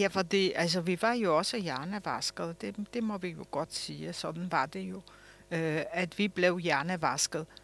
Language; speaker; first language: Danish; non-native, fluent; Polish